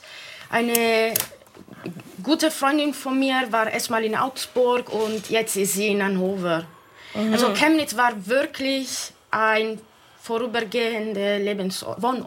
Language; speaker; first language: German; non-native, fluent; Italian